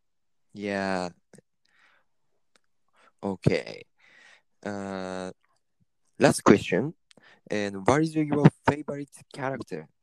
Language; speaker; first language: English; non-native, learner; Japanese